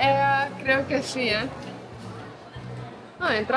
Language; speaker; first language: Spanish; non-native, fluent; Portuguese